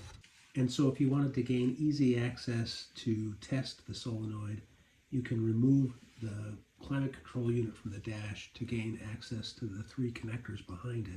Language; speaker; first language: English; native; English